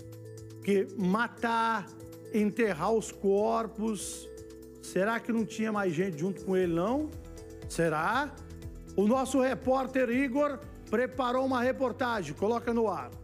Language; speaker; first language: Portuguese; native; Portuguese